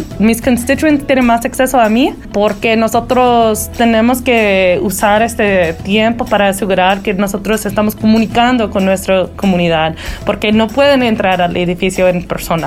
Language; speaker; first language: Spanish; early bilingual, heritage; Spanish